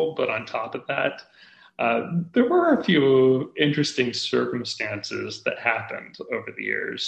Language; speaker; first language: English; native; English